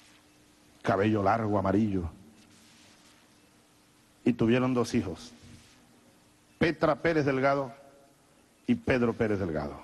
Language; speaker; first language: Spanish; native; Spanish